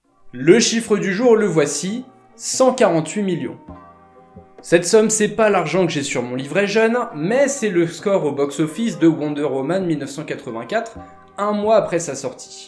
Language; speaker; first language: French; native; French